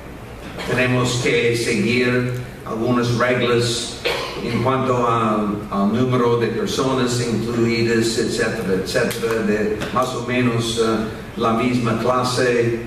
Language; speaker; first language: Spanish; non-native, fluent; English